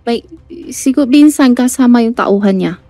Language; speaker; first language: Filipino; non-native, learner; Chinese